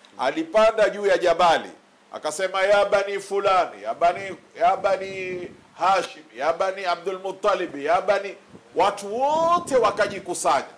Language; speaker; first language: Swahili; native; Swahili